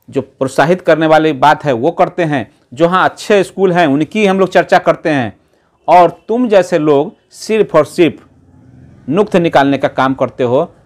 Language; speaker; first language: Hindi; native; Hindi